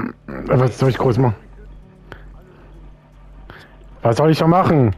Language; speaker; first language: German; native; German